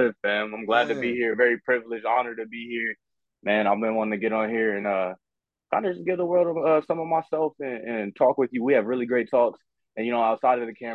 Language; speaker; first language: English; native; English